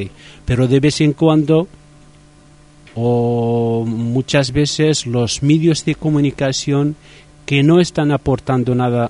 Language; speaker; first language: Spanish; non-native, fluent; Riffian